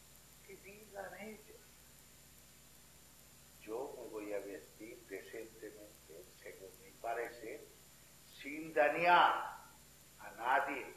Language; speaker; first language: Spanish; non-native, fluent; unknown